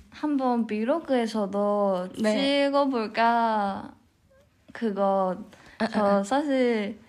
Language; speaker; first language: Korean; non-native, fluent; Cantonese